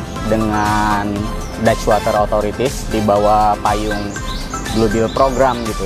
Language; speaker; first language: Indonesian; native; Indonesian